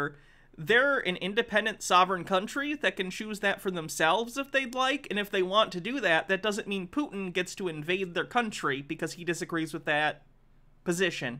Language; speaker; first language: English; native; English